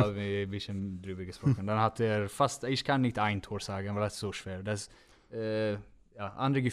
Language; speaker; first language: German; non-native, fluent; Swedish